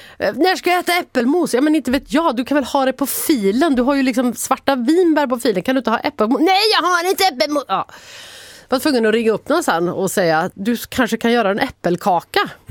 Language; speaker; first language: Swedish; native; Swedish